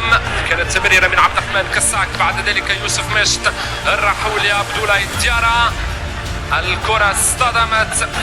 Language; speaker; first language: Arabic; native; Arabic